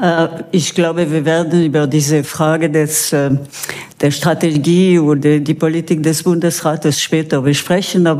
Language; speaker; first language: German; non-native, local second language; French